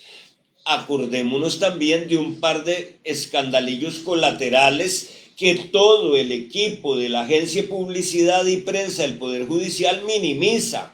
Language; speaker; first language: Spanish; native; Spanish